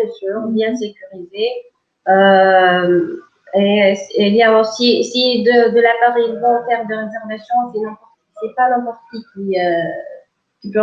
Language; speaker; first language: French; non-native, local second language; Arabic